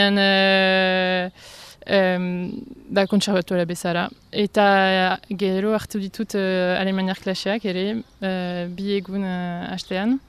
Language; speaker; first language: Basque; non-native, local second language; French